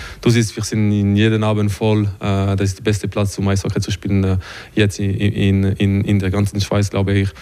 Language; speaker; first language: German; non-native, local second language; French